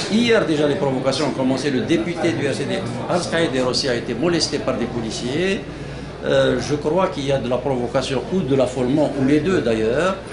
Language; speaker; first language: French; non-native, local second language; Kabyle